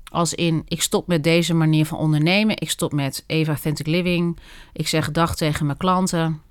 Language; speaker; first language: Dutch; native; Dutch